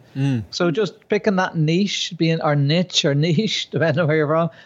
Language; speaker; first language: English; native; English